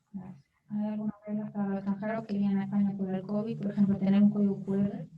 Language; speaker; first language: Spanish; native; Spanish